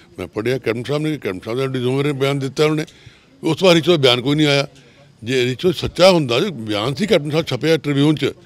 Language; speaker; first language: Punjabi; native; Punjabi